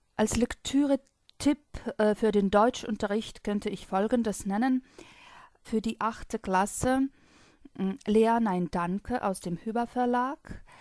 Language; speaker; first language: German; non-native, fluent; Russian